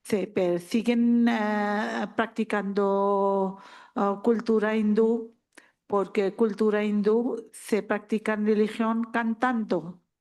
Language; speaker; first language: Spanish; non-native, learner; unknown